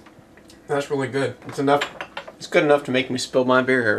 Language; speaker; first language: English; native; English